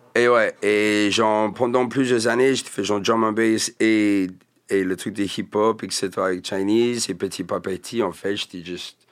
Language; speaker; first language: French; non-native, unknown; English